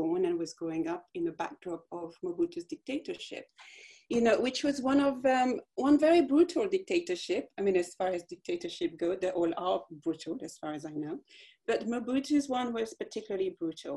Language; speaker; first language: English; non-native, fluent; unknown